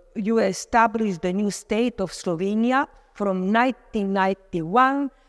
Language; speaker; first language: English; non-native, fluent; Slovenian